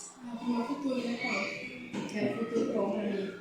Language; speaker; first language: Portuguese; native; Portuguese